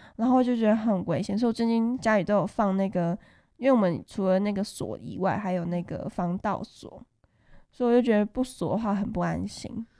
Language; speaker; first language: Chinese; native; Chinese